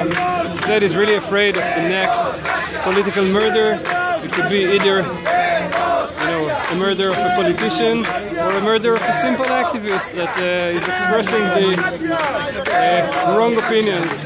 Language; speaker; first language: English; non-native, fluent; Hebrew